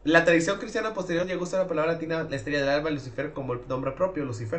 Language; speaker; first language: Spanish; native; Spanish